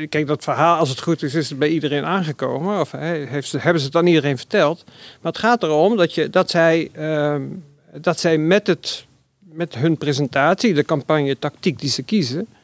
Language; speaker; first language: Dutch; native; Dutch